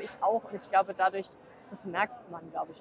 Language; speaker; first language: German; native; German